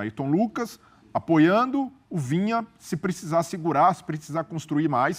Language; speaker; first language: Portuguese; native; Portuguese